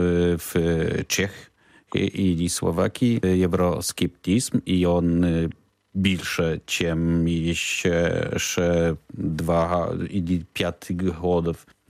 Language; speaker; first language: Ukrainian; non-native, learner; Polish